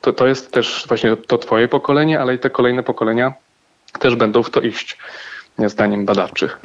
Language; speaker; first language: Polish; native; Polish